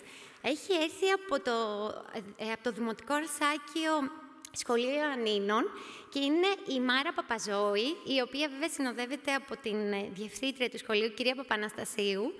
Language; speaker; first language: Greek; native; Greek